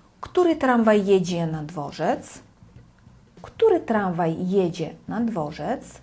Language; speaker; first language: Polish; non-native, fluent; Ukrainian